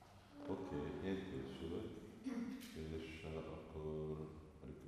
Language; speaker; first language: Hungarian; non-native, fluent; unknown